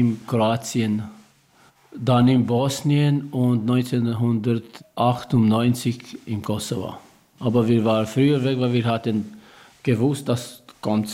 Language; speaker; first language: German; non-native, learner; Albanian